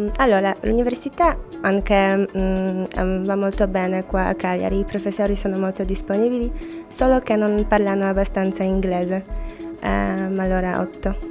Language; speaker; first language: Italian; non-native, fluent; Polish